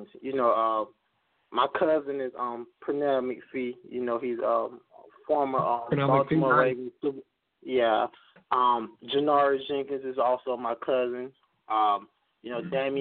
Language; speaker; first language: English; native; English